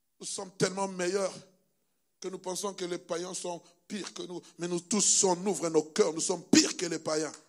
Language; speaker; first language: French; non-native, local second language; Lingala